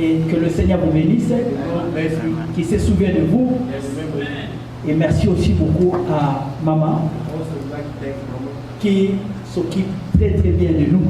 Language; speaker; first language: French; non-native, local second language; Lingala